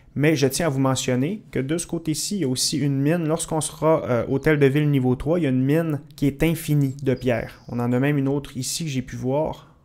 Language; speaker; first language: French; native; French